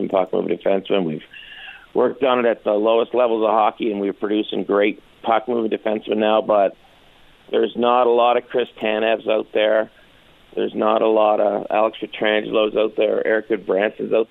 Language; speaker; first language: English; native; English